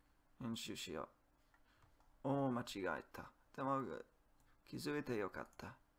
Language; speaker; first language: Japanese; non-native, learner; English